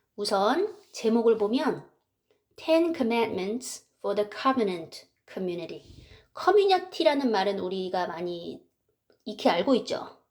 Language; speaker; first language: Korean; native; Korean